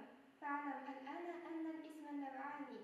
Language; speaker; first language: Arabic; non-native, fluent; Uzbek